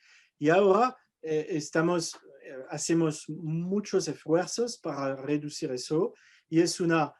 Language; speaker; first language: Spanish; non-native, fluent; French